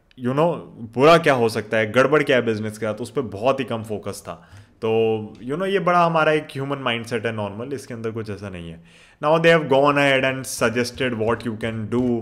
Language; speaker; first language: Hindi; native; Hindi